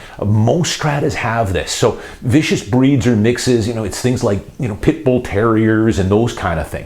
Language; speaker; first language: English; native; English